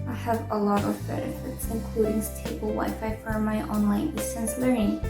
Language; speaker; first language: English; non-native, fluent; Korean